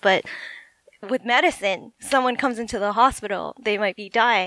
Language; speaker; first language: English; native; English